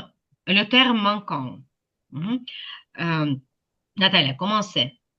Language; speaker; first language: French; non-native, fluent; Ukrainian